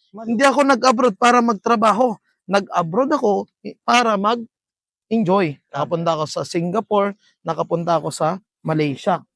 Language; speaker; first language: Filipino; non-native, local second language; Iloko